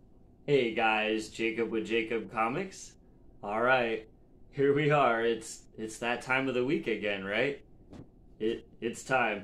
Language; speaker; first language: English; native; English